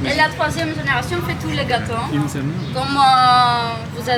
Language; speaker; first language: French; non-native, fluent; Greek